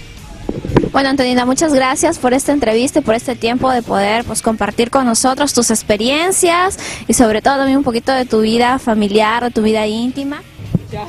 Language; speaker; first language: Spanish; native; Spanish